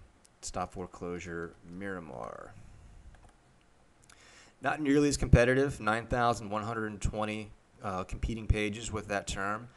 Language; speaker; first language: English; native; English